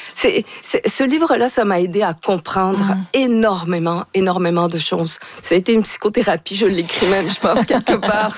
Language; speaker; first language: French; native; French